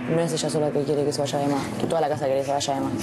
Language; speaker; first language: Spanish; native; Spanish